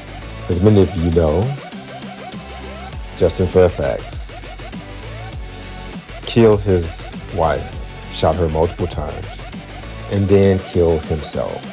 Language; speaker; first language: English; native; English